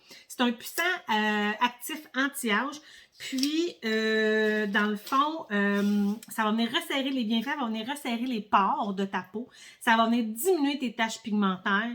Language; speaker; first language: French; native; French